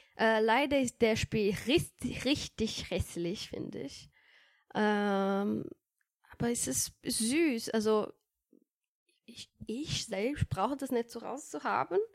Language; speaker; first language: German; non-native, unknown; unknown